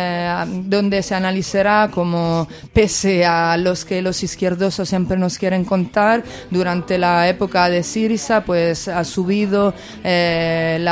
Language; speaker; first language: Spanish; native; Spanish